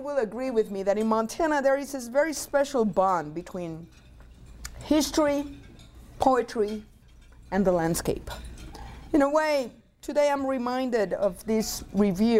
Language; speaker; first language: English; non-native, fluent; Spanish